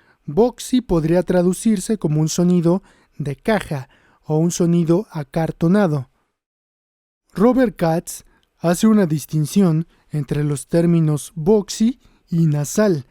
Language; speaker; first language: Spanish; native; Spanish